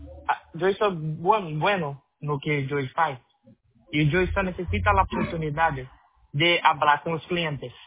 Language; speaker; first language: Spanish; non-native, learner; Portuguese